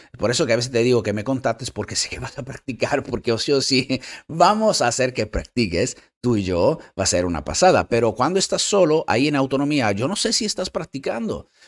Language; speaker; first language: Spanish; non-native, fluent; Italian